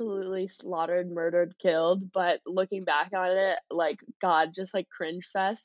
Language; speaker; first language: English; native; English